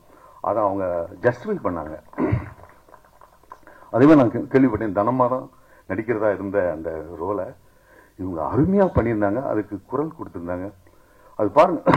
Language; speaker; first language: Tamil; native; Tamil